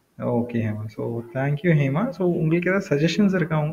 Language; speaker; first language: Tamil; native; Tamil